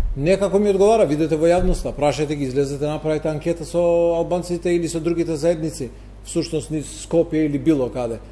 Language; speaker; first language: Macedonian; non-native, local second language; Albanian